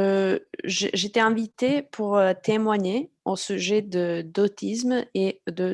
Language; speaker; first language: French; non-native, fluent; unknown